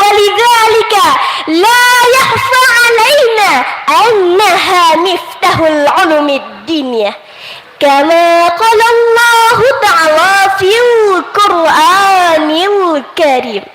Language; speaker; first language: Arabic; non-native, learner; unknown